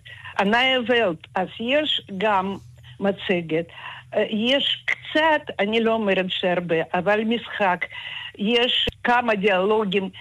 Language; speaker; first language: Hebrew; non-native, fluent; Russian